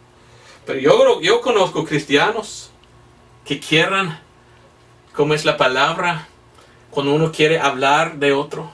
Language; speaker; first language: Spanish; non-native, fluent; English